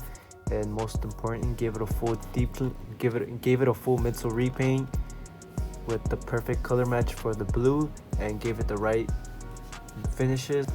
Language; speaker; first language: English; native; English